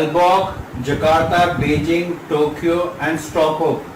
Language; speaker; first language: English; non-native, local second language; Hindi